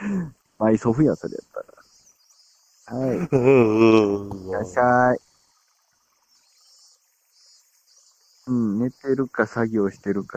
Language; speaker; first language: Japanese; native; Japanese